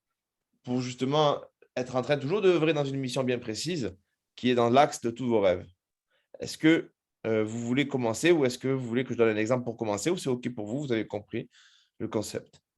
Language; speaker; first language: French; native; French